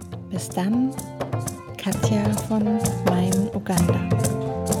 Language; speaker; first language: German; native; German